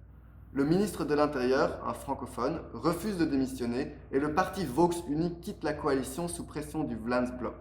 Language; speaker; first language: French; native; French